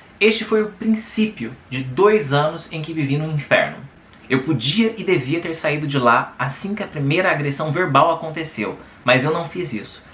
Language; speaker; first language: Portuguese; native; Portuguese